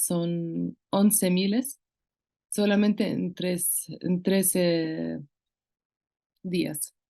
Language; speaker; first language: Spanish; non-native, local second language; Arabic